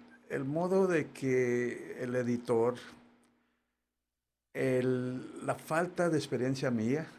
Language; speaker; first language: Spanish; early bilingual, heritage; Spanish